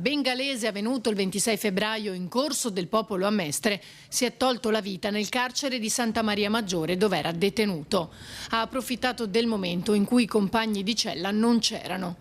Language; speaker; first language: Italian; native; Italian